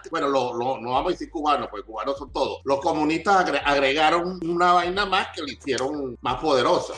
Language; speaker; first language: Spanish; native; Spanish